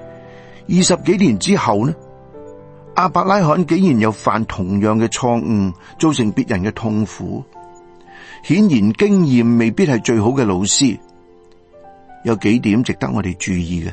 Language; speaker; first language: Chinese; non-native, local second language; Cantonese